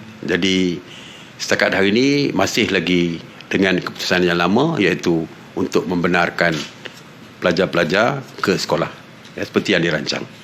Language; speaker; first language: Malay; native; Malay